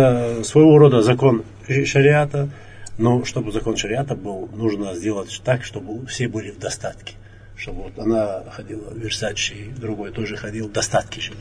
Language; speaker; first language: Russian; non-native, local second language; Chechen